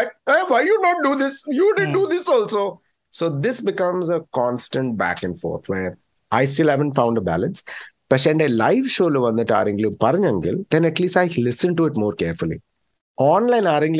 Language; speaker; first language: English; non-native, local second language; Malayalam